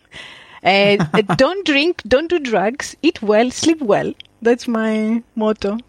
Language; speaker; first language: English; non-native, fluent; Greek